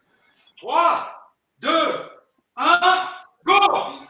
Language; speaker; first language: French; native; French